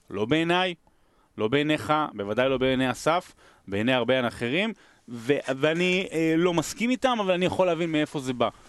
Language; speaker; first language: Hebrew; native; Hebrew